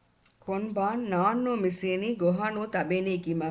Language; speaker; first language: Japanese; non-native, fluent; Tamil